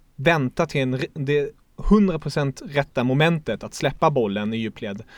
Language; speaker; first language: Swedish; non-native, fluent; German